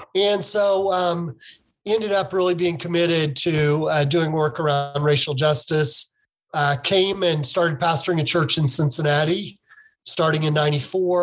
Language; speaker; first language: English; native; English